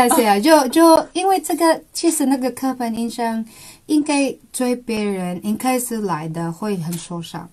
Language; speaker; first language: Chinese; non-native, local second language; Cebuano